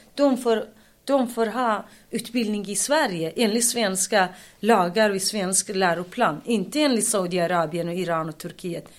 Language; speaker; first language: Swedish; non-native, fluent; Kurdish